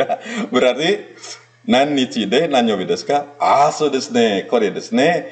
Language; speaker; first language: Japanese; non-native, fluent; Indonesian